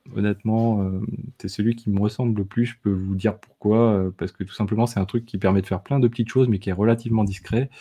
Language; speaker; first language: French; native; French